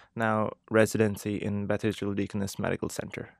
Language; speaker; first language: English; non-native, local second language; Urdu